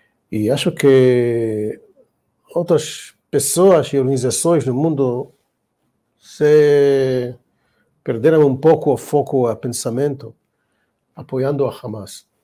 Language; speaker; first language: Portuguese; non-native, fluent; Hebrew